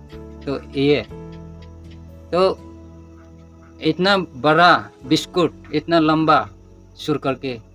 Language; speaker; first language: Hindi; non-native, local second language; Nepali